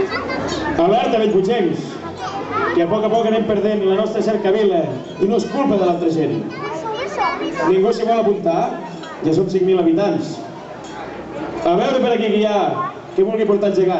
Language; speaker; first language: Catalan; native; Catalan